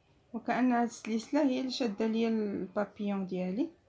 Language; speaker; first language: Arabic; native; Arabic